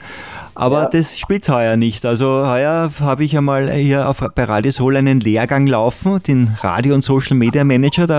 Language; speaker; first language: German; native; German